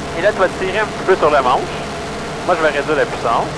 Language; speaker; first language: French; native; French